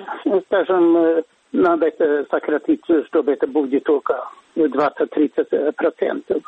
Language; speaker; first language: Russian; non-native, fluent; Swedish